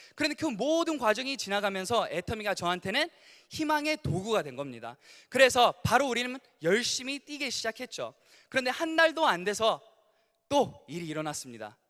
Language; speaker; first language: Korean; early bilingual, heritage; Korean